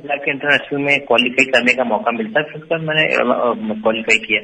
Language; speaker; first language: Hindi; native; Hindi